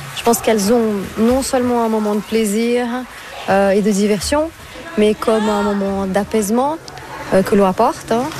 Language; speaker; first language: French; non-native, fluent; Portuguese